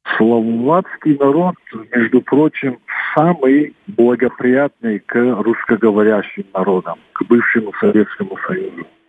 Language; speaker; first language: Russian; non-native, local second language; Ossetic